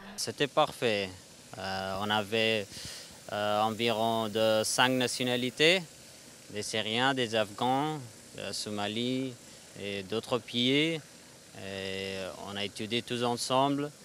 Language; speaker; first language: French; non-native, learner; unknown